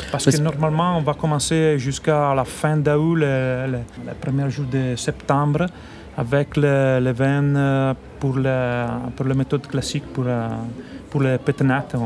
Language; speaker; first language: French; non-native, learner; Italian